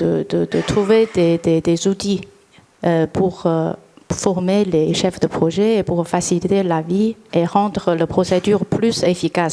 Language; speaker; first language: French; non-native, fluent; Chinese